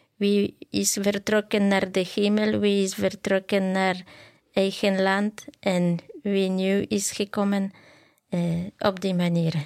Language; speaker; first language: Dutch; non-native, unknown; Polish